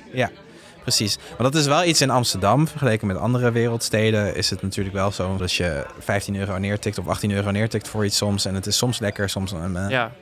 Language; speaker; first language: Dutch; non-native, fluent; French